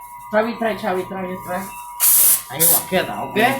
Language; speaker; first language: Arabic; non-native, learner; Filipino